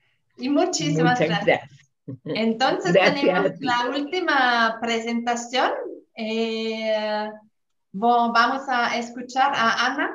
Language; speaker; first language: Spanish; non-native, fluent; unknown